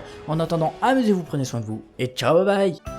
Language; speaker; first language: French; native; French